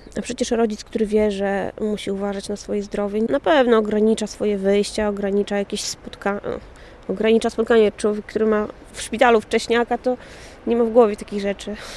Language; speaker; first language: Polish; native; Polish